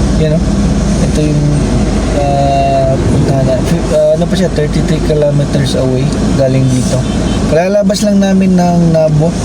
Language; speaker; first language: Filipino; non-native, local second language; Cebuano